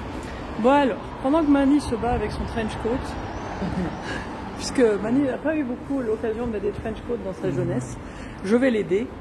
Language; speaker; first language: French; native; French